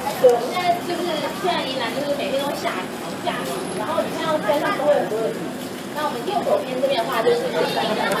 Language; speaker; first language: Chinese; native; Chinese